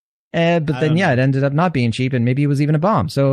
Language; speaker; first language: English; native; English